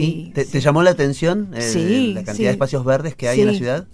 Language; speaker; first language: Spanish; native; Spanish